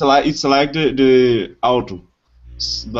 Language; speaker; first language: English; non-native, learner; Portuguese